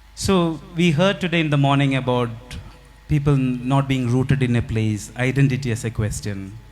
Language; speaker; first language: English; non-native, local second language; Malayalam